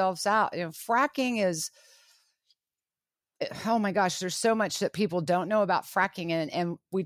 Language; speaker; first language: English; native; English